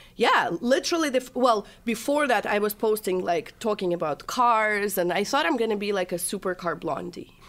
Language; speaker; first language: English; non-native, fluent; Russian